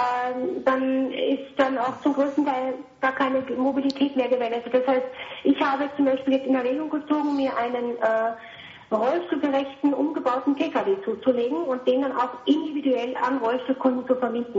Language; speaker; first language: German; native; German